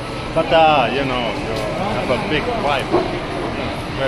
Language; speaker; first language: English; non-native, learner; German